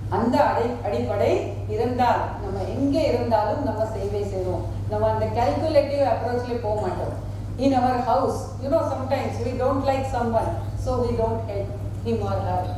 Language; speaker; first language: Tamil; non-native, fluent; Marathi